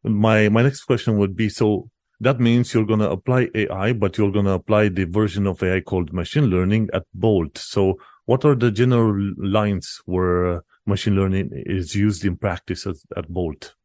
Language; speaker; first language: English; non-native, fluent; Romanian